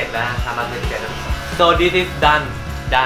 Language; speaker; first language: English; non-native, learner; Thai